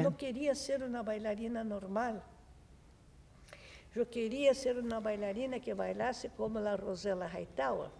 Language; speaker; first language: Spanish; non-native, fluent; Portuguese